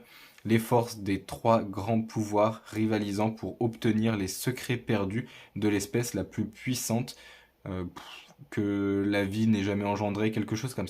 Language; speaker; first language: French; native; French